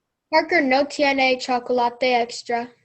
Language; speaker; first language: Spanish; non-native, learner; English